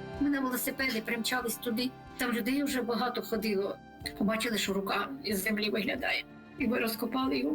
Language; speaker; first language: Ukrainian; native; Ukrainian